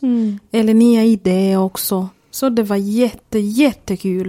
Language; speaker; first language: Swedish; non-native, fluent; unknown